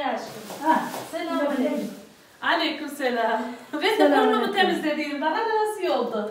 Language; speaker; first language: Turkish; native; Turkish